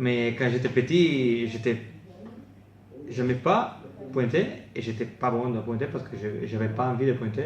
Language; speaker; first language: French; non-native, fluent; Italian